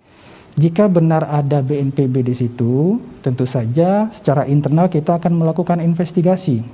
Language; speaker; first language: Indonesian; native; Indonesian